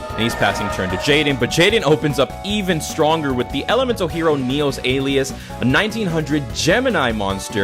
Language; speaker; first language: English; native; English